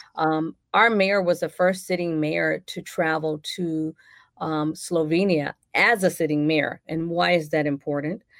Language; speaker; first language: English; native; English